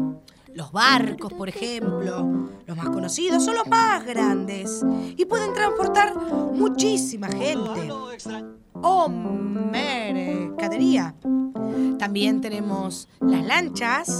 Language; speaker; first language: Spanish; native; Spanish